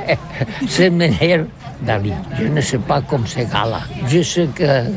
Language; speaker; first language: French; non-native, learner; Catalan